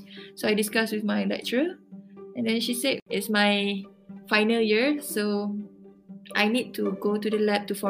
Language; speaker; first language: English; non-native, local second language; Malay